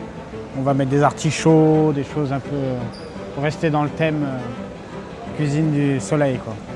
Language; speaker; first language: French; native; French